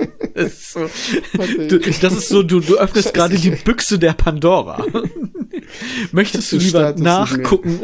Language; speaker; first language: German; native; German